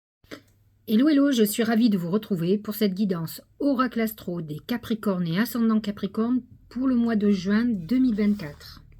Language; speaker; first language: French; native; French